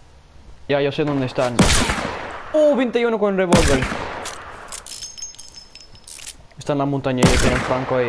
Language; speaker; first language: Spanish; non-native, learner; English